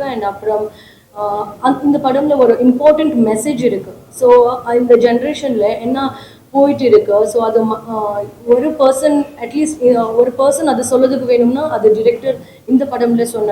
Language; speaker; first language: Tamil; non-native, learner; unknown